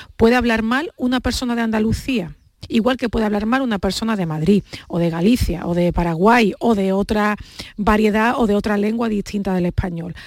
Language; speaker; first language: Spanish; native; Spanish